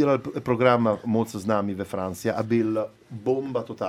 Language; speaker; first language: Czech; non-native, learner; Italian